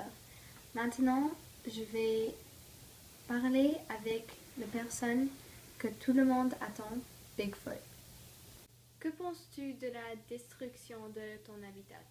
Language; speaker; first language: French; non-native, learner; English